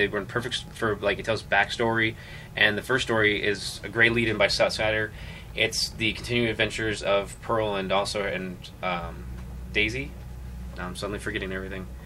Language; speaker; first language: English; native; English